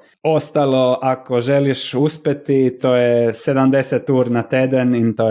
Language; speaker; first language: Slovenian; non-native, learner; Croatian